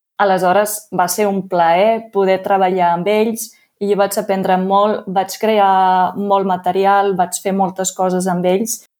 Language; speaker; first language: Catalan; non-native, fluent; German